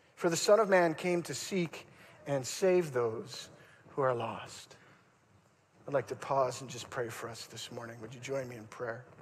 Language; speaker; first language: English; native; English